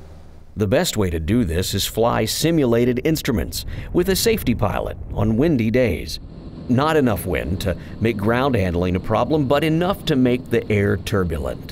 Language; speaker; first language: English; native; English